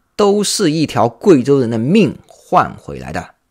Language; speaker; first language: Chinese; native; Chinese